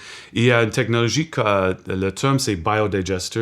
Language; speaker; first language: French; non-native, local second language; English